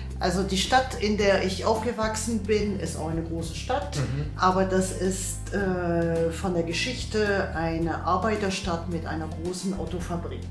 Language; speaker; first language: German; non-native, fluent; French